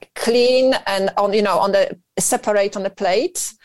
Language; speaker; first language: English; non-native, fluent; Polish